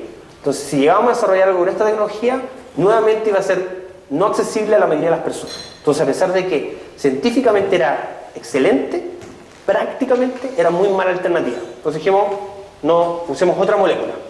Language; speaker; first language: Spanish; native; Spanish